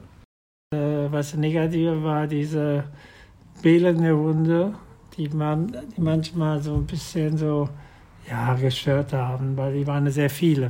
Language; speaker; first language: German; non-native, fluent; Italian